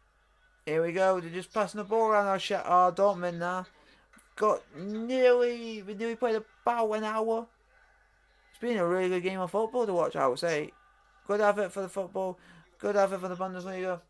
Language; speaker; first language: English; native; English